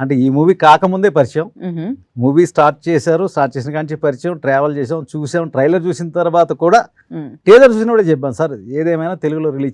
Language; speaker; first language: Telugu; native; Telugu